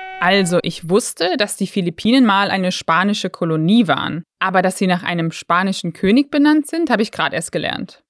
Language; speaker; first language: German; native; German